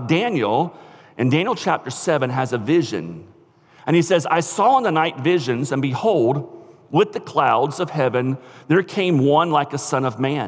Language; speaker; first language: English; native; English